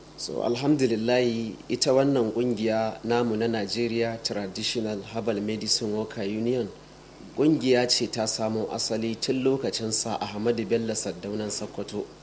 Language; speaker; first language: Hausa; native; Hausa